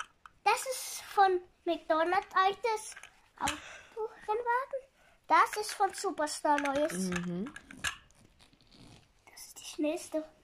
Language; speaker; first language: German; early bilingual, other home language; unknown